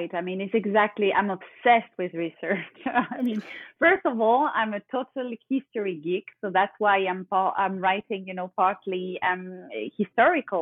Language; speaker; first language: English; non-native, fluent; French